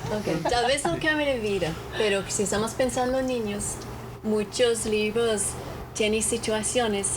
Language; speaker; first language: Spanish; non-native, fluent; English